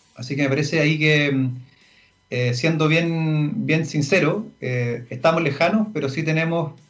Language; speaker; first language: Spanish; native; Spanish